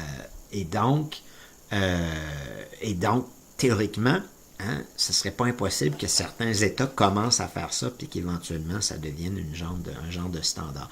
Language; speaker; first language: French; native; French